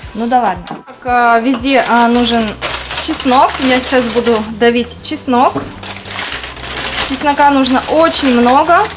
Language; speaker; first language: Russian; native; Russian